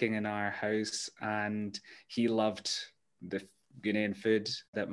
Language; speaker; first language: English; native; English